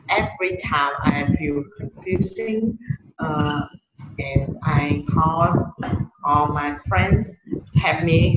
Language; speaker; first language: English; non-native, learner; Vietnamese